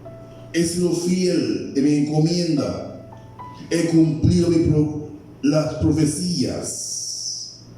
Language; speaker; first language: Spanish; native; Spanish